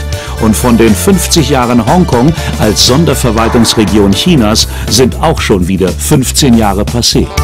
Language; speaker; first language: German; native; German